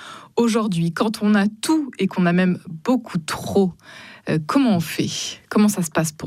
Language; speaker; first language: French; native; French